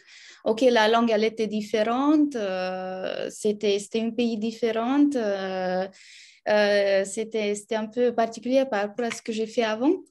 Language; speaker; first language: French; non-native, fluent; Romanian